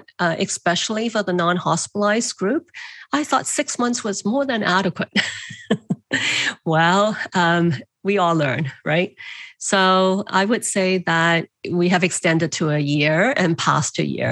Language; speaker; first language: English; non-native, local second language; Cantonese